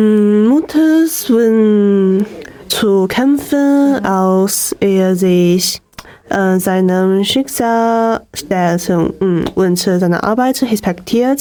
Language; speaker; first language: German; non-native, learner; Chinese